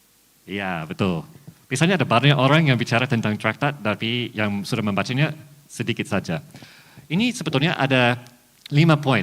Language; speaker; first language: Indonesian; non-native, fluent; English